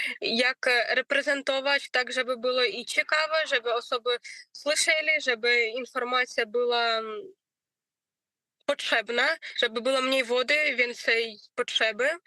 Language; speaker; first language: Polish; non-native, learner; Ukrainian